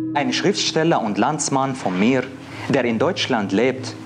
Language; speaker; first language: German; non-native, fluent; Arabic